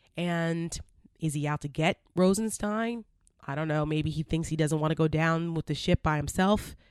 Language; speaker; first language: English; native; English